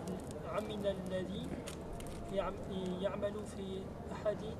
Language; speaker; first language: Arabic; non-native, learner; French